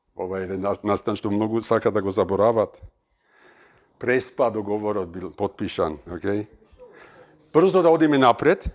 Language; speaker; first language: Macedonian; non-native, fluent; German